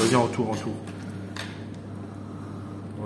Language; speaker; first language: French; native; French